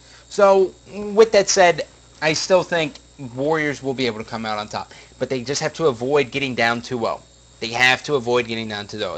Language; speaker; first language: English; native; English